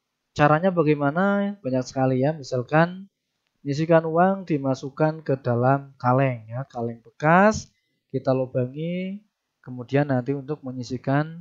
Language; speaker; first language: Indonesian; native; Indonesian